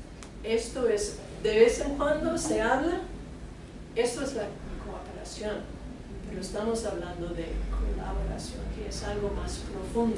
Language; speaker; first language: Spanish; non-native, fluent; English